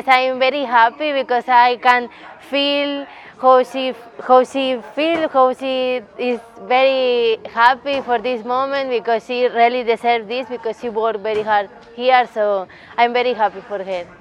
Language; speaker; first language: English; non-native, learner; Spanish